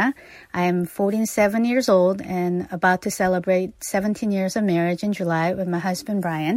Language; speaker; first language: English; non-native, fluent; Korean